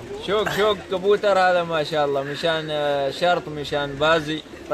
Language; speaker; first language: Arabic; non-native, learner; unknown